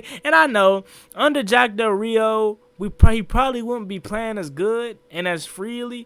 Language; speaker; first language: English; native; English